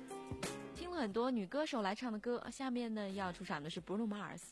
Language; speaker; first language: Chinese; native; Chinese